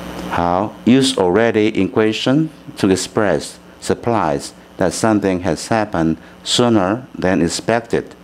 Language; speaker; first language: English; non-native, fluent; Chinese